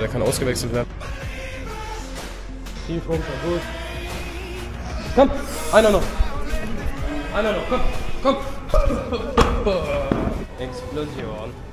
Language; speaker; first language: German; native; German